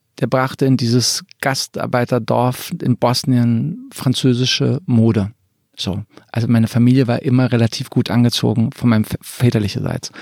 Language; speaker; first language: German; early bilingual, other home language; Croatian